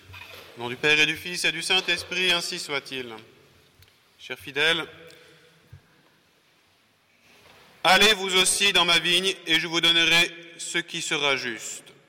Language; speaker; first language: French; native; French